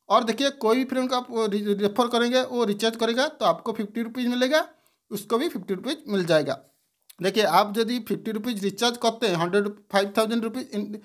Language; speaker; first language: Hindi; non-native, local second language; Bangla